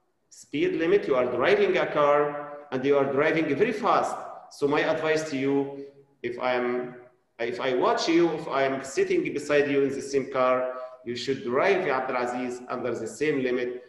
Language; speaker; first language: English; non-native, fluent; Arabic